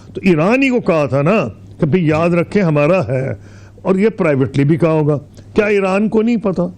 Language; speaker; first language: Urdu; non-native, local second language; Punjabi